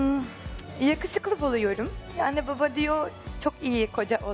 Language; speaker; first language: Turkish; non-native, fluent; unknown